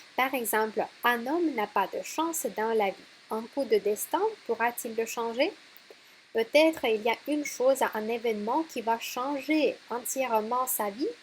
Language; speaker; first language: French; non-native, fluent; Russian